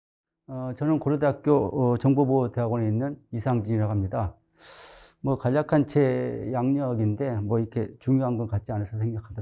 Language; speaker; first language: Korean; native; Korean